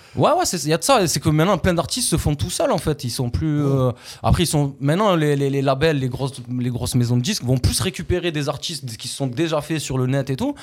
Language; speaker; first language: French; native; French